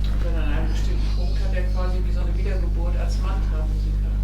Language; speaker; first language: German; native; German